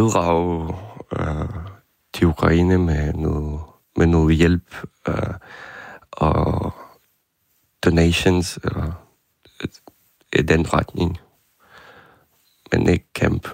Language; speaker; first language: Danish; non-native, fluent; Ukrainian